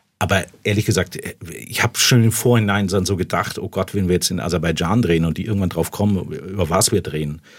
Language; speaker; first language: German; native; German